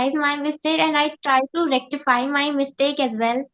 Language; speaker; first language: English; non-native, learner; Hindi